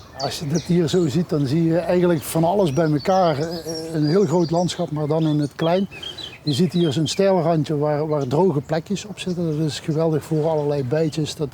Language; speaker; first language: Dutch; native; Dutch